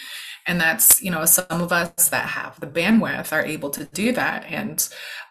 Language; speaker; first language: English; native; English